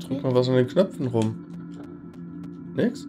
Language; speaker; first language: German; native; German